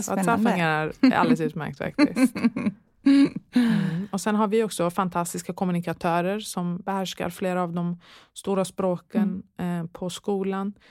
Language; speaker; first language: Swedish; early bilingual, other home language; Persian